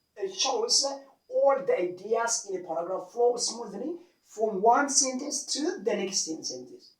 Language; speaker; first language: English; non-native, local second language; Amharic